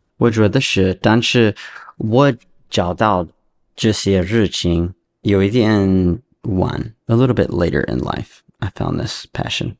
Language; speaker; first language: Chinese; non-native, learner; English